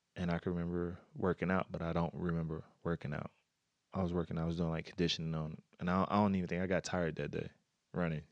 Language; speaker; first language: English; native; English